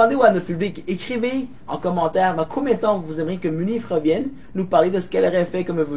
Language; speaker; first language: French; native; French